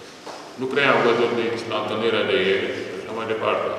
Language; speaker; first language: Romanian; native; Romanian